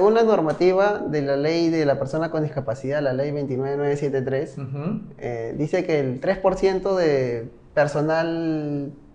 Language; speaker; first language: Spanish; native; Spanish